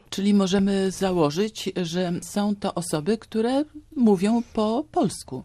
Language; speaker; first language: Polish; native; Polish